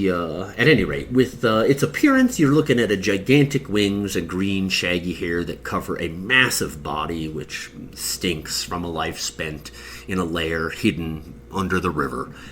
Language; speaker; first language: English; native; English